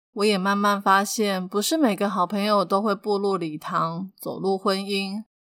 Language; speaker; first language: Chinese; non-native, local second language; Min Nan Chinese